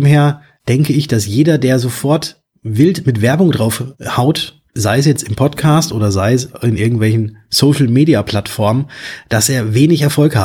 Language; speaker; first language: German; native; German